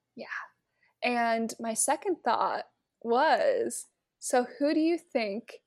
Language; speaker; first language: English; native; English